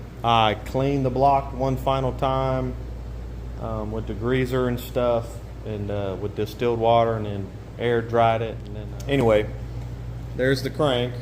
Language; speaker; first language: English; native; English